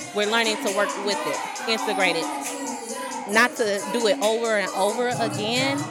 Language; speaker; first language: English; native; English